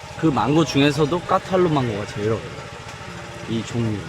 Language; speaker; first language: Korean; native; Korean